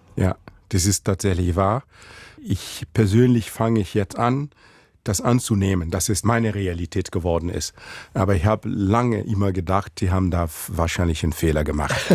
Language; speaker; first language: German; non-native, fluent; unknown